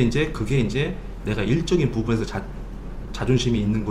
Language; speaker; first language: Korean; native; Korean